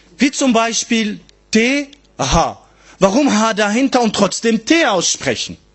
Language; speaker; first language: German; non-native, fluent; Arabic